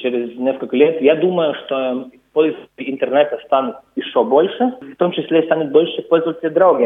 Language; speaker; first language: Russian; non-native, local second language; Latvian